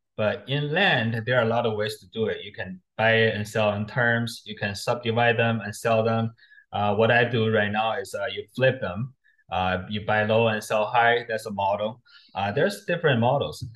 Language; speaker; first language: English; non-native, fluent; Chinese